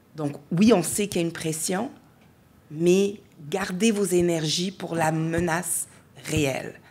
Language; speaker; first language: French; native; French